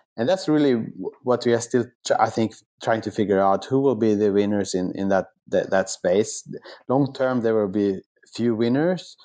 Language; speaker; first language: English; non-native, fluent; Swedish